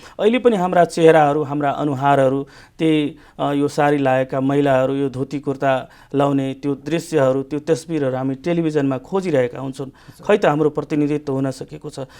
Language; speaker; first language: Nepali; non-native, local second language; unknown